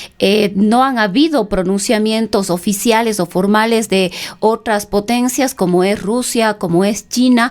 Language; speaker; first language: Spanish; native; Spanish